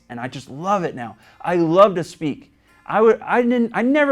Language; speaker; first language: English; native; English